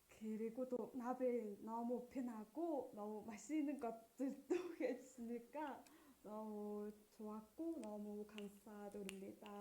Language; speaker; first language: Korean; non-native, learner; Mongolian